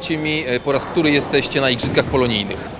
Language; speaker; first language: Polish; native; Polish